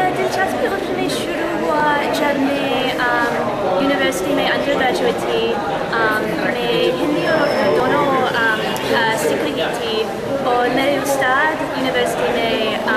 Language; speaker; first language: Hindi; non-native, learner; English